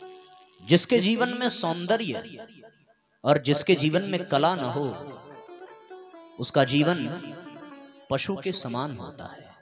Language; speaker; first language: Hindi; native; Hindi